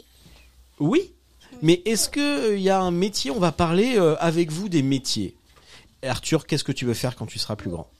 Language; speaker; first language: French; native; French